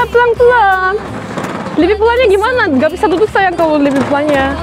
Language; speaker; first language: Indonesian; non-native, fluent; Turkish